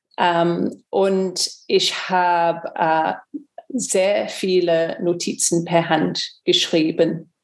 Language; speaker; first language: German; non-native, fluent; English